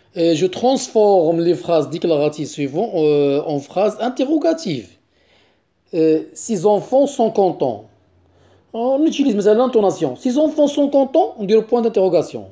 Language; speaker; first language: French; non-native, local second language; Arabic